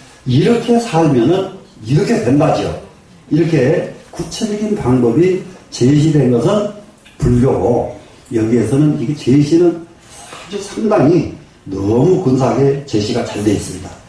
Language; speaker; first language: Korean; native; Korean